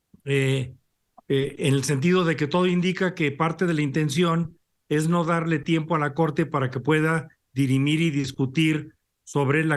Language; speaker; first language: Spanish; native; Spanish